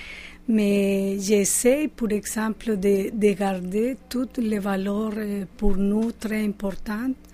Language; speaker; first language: French; non-native, fluent; Spanish